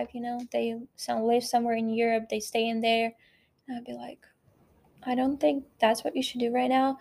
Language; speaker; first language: English; non-native, fluent; Ukrainian